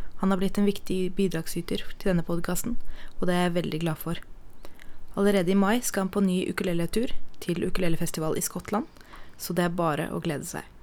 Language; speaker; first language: Norwegian; native; Norwegian